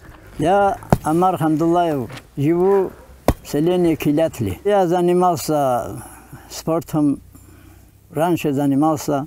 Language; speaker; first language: Russian; non-native, local second language; Avaric